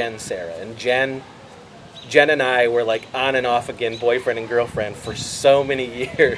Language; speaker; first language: English; native; English